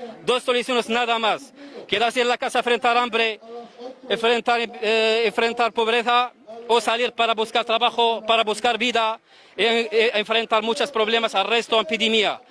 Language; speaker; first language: Spanish; non-native, learner; Arabic